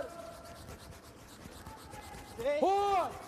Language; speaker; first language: Swedish; native; Swedish